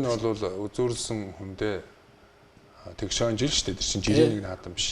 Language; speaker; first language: Mongolian; native; Mongolian